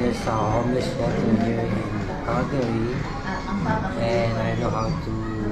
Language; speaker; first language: English; non-native, local second language; Filipino